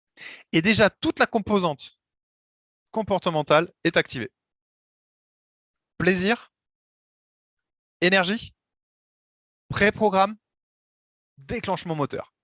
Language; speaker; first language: French; native; French